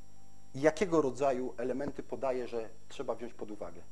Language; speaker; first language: Polish; native; Polish